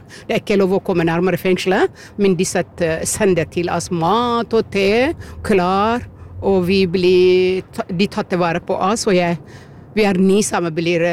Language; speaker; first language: Norwegian; non-native, fluent; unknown